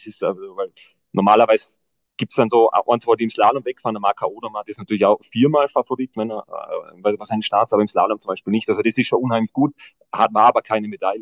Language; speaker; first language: German; native; German